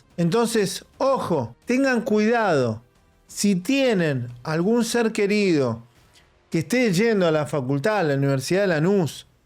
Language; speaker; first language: Spanish; native; Spanish